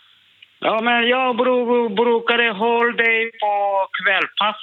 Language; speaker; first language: Swedish; non-native, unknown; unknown